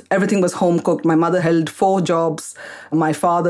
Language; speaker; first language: English; non-native, local second language; Kannada